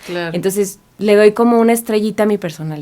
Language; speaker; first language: Spanish; native; Spanish